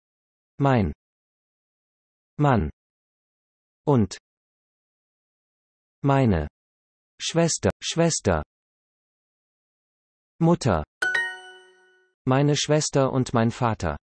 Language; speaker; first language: German; non-native, learner; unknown